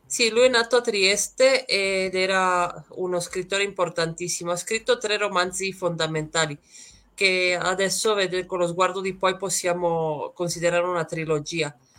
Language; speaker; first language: Italian; native; Italian